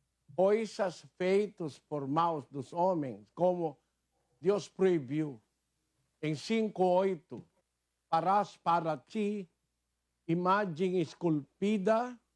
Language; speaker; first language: Portuguese; non-native, learner; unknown